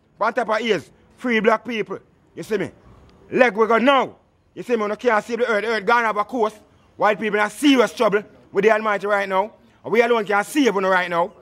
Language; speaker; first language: English; native; English